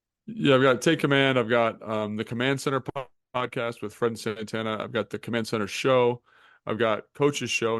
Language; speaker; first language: English; native; English